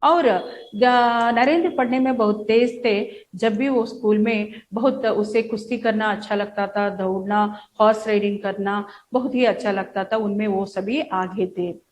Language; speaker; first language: Hindi; non-native, local second language; Kannada